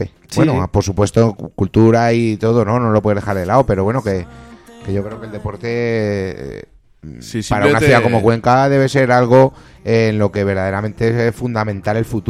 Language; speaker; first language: Spanish; native; Spanish